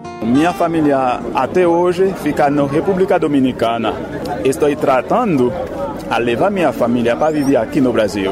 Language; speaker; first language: Portuguese; non-native, learner; Haitian Creole